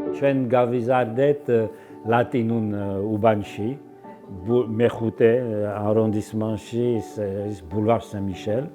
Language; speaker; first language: Georgian; early bilingual, heritage; Georgian